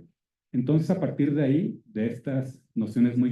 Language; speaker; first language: Spanish; native; Spanish